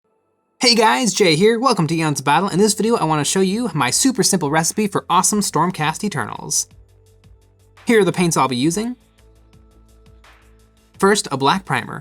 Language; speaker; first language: English; native; English